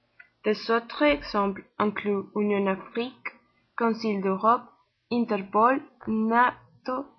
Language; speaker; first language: French; non-native, learner; Spanish